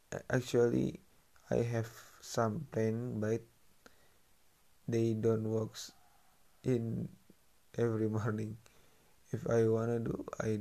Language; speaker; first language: English; non-native, learner; Indonesian